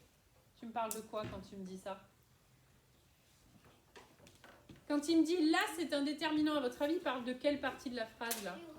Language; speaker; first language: French; native; French